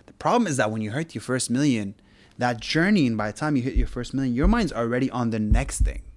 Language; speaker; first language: English; non-native, fluent; Arabic